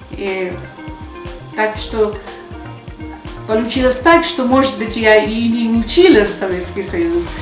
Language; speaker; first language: Russian; non-native, fluent; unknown